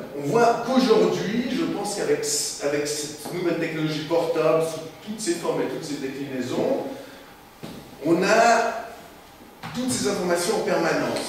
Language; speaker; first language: French; native; French